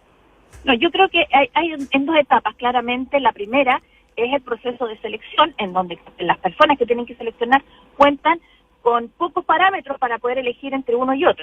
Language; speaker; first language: Spanish; native; Spanish